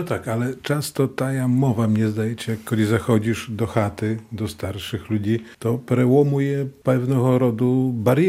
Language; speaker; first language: Polish; non-native, local second language; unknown